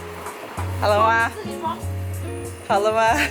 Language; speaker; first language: Chinese; non-native, learner; Indonesian